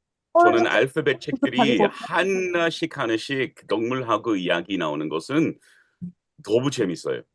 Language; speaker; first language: Korean; non-native, learner; English